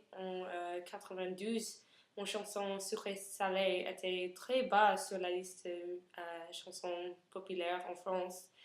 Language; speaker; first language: French; non-native, learner; English